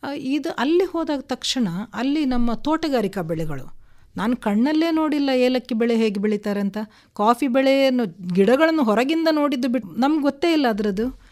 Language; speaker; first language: Kannada; non-native, local second language; Konkani